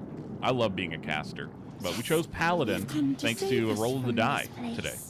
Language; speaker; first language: English; native; English